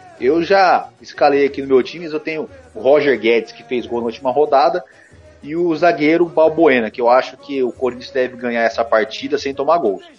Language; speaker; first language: Portuguese; native; Portuguese